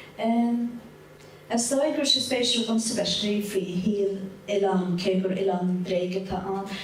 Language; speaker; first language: Irish; native; Irish